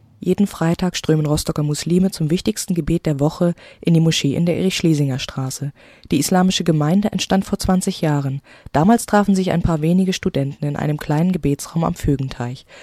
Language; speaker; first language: German; native; German